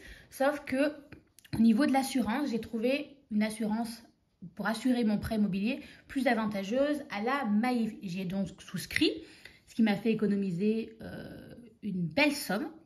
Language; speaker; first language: French; native; French